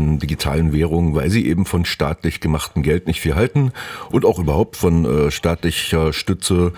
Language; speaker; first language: German; native; German